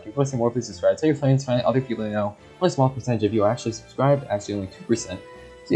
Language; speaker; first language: English; native; English